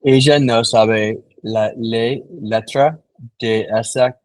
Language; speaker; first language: Spanish; non-native, learner; English